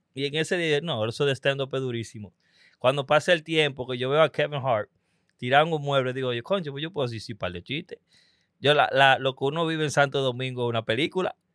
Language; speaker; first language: Spanish; native; Spanish